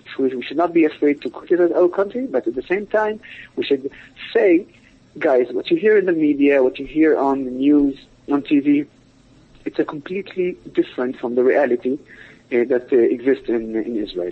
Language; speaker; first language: English; non-native, fluent; Arabic